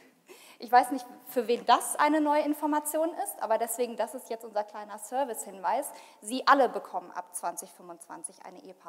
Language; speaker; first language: German; native; German